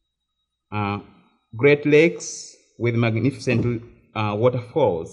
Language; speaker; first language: English; non-native, local second language; Ganda